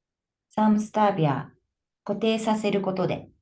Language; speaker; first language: Japanese; native; Japanese